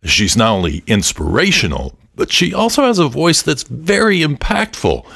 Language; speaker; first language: English; native; English